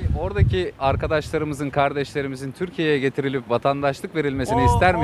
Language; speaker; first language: Turkish; native; Turkish